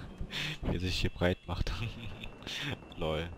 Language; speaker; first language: German; native; German